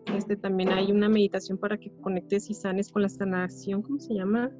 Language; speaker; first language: Spanish; native; Spanish